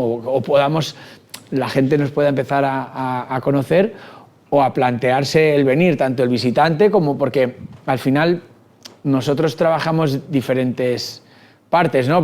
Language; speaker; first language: Spanish; native; Spanish